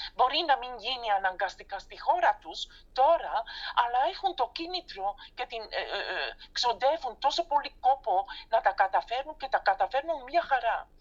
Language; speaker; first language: Greek; non-native, fluent; Dutch